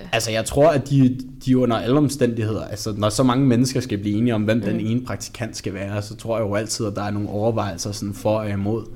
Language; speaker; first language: Danish; native; Danish